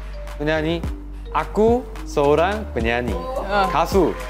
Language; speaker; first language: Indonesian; non-native, learner; Korean